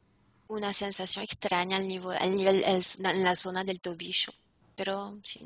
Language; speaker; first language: Spanish; non-native, fluent; French